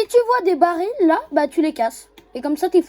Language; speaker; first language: French; native; French